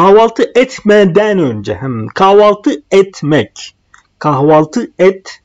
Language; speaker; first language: Turkish; non-native, fluent; Arabic